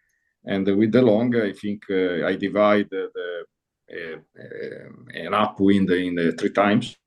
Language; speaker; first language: English; non-native, learner; Italian